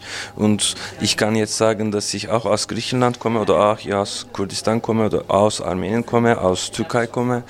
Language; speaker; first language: German; non-native, fluent; Turkish